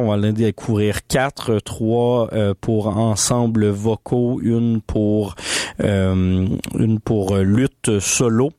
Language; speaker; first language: French; native; French